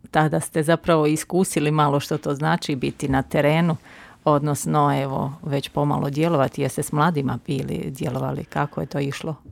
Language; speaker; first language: Croatian; native; Croatian